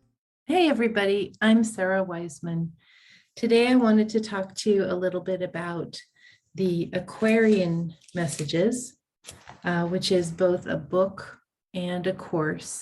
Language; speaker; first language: English; native; English